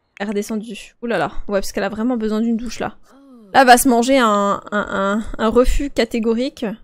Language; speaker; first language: French; native; French